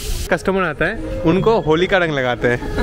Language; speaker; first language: Hindi; non-native, local second language; Bangla